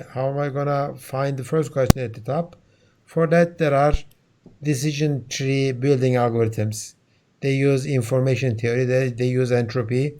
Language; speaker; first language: English; non-native, fluent; Turkish